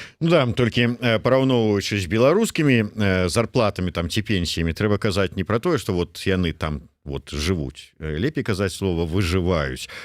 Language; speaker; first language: Belarusian; native; Belarusian